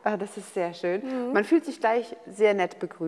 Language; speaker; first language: German; native; German